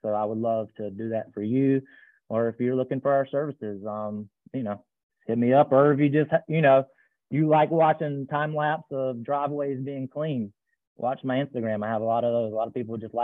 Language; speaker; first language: English; native; English